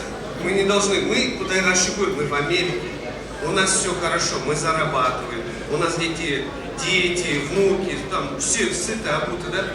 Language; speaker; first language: Russian; non-native, local second language; Kyrgyz